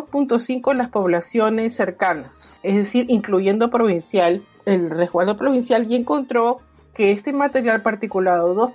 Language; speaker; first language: Spanish; native; Spanish